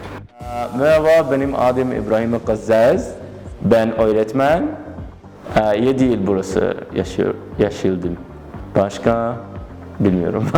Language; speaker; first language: Turkish; non-native, learner; English